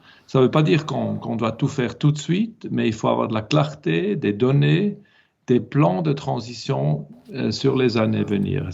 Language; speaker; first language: French; non-native, local second language; German